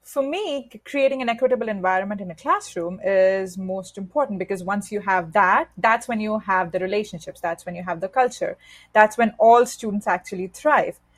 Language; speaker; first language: English; non-native, local second language; Hindi